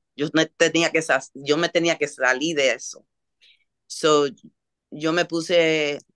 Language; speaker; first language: Spanish; early bilingual, heritage; Spanish